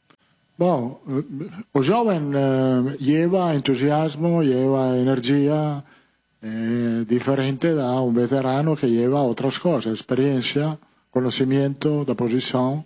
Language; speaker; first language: Portuguese; non-native, fluent; Italian